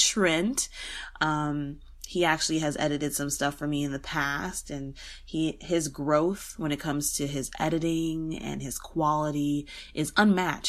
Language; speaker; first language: English; native; English